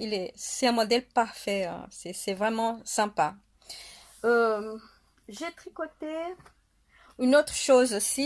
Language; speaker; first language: French; non-native, fluent; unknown